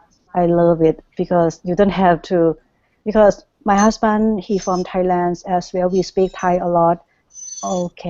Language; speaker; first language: English; non-native, learner; Thai